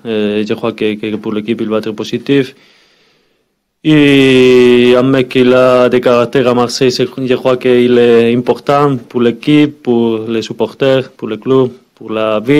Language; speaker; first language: French; non-native, learner; Spanish